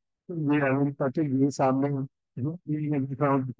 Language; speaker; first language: Hindi; native; Hindi